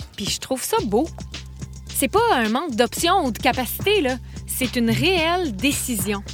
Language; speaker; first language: French; native; French